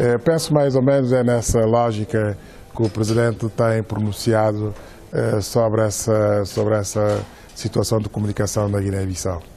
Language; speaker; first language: Portuguese; non-native, local second language; Upper Guinea Crioulo